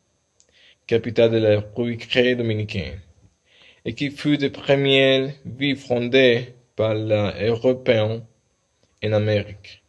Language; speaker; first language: French; non-native, learner; Spanish